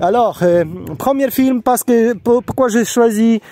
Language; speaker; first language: French; non-native, learner; Polish